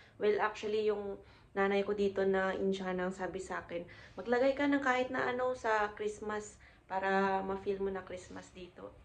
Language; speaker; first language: Filipino; native; Filipino